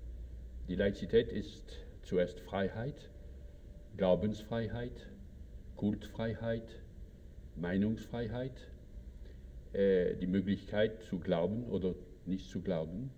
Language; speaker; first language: German; non-native, fluent; French